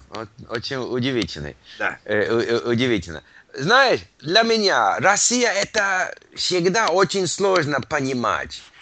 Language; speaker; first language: Russian; non-native, learner; English